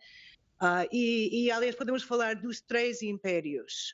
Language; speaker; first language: Portuguese; non-native, fluent; English